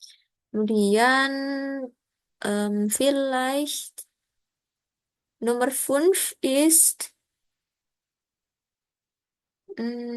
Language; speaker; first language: German; non-native, learner; Indonesian